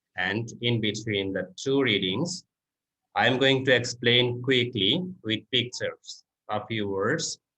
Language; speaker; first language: English; non-native, local second language; Bangla